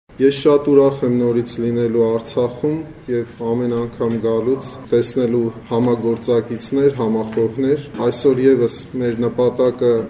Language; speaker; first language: Armenian; native; Armenian